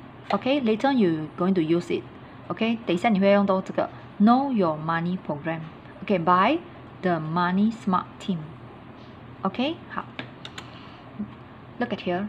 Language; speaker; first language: English; non-native, local second language; Chinese